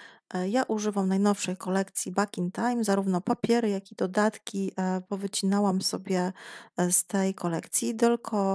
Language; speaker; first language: Polish; native; Polish